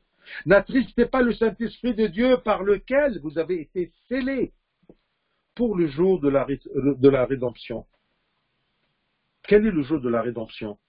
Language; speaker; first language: French; non-native, fluent; Arabic